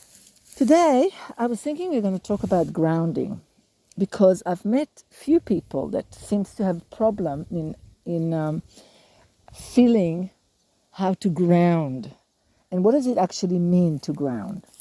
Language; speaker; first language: English; native; English